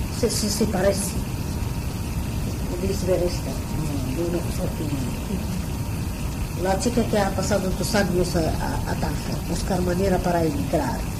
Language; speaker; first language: Spanish; non-native, learner; Arabic